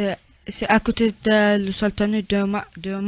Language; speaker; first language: French; non-native, learner; Arabic